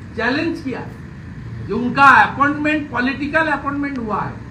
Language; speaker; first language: Hindi; non-native, local second language; Bangla